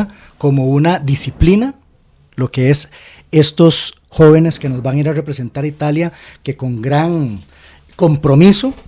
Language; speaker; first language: Spanish; native; Spanish